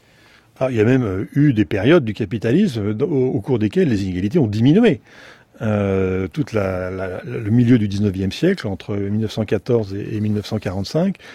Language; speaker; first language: French; native; French